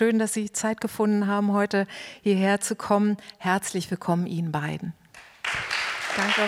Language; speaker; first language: German; native; German